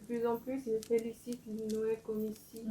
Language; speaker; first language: French; non-native, fluent; Korean